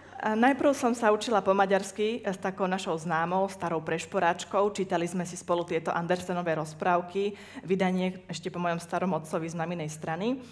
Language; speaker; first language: Slovak; native; Slovak